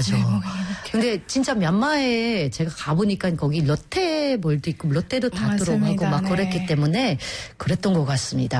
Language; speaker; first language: Korean; non-native, fluent; Filipino